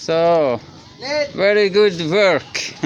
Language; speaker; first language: English; non-native, learner; Norwegian